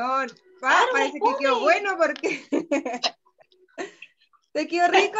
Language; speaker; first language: Spanish; native; Spanish